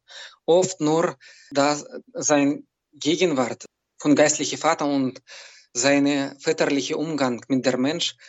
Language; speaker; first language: German; non-native, learner; Belarusian